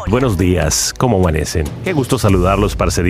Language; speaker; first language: Spanish; native; Spanish